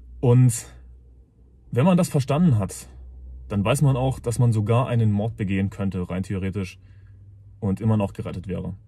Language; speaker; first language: German; native; German